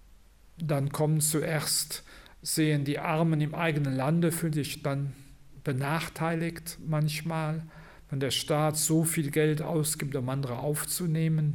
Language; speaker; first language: German; non-native, local second language; Luxembourgish